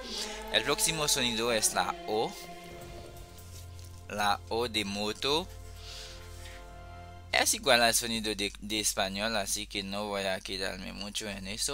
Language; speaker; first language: Spanish; non-native, fluent; Haitian Creole